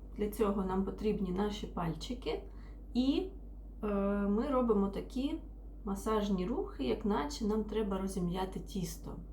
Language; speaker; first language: Ukrainian; non-native, local second language; Russian